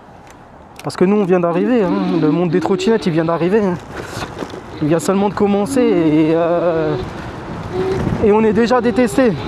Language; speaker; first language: French; native; French